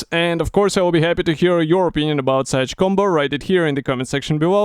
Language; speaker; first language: English; non-native, fluent; Russian